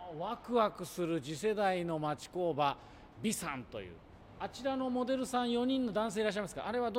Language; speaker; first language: Japanese; native; Japanese